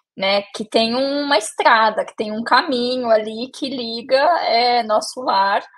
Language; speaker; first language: Portuguese; native; Portuguese